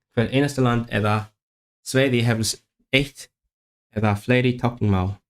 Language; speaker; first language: Icelandic; non-native, learner; Chinese